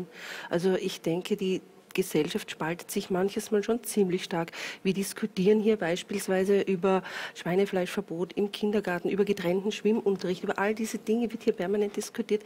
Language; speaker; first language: German; native; German